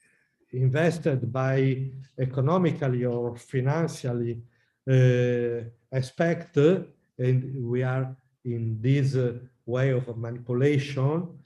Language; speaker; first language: English; non-native, learner; Italian